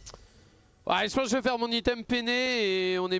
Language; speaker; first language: French; native; French